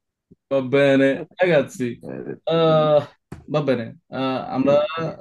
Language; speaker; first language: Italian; non-native, fluent; Bangla